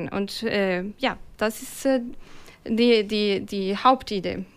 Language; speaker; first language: German; non-native, fluent; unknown